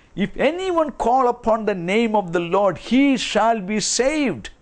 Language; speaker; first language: English; non-native, local second language; Kannada